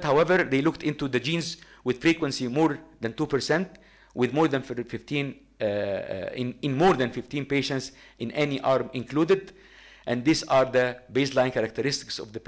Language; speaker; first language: English; non-native, fluent; Arabic